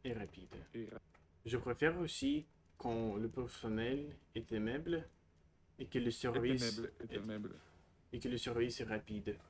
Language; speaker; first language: French; non-native, learner; Russian